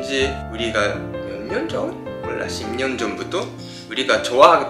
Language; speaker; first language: Korean; non-native, fluent; Japanese